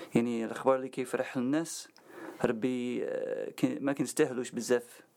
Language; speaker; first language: Arabic; non-native, fluent; English